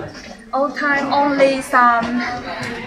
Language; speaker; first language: English; non-native, learner; Japanese